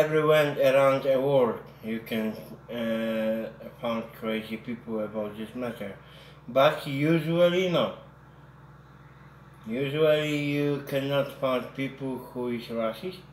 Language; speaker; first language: English; non-native, learner; Polish